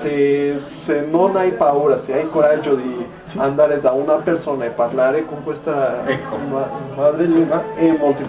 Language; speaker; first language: Italian; non-native, fluent; Spanish